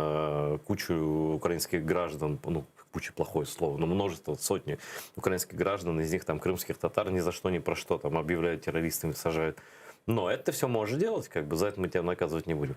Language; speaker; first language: Russian; native; Russian